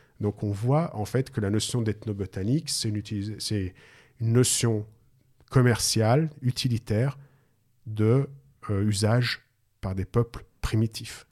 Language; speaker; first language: French; native; French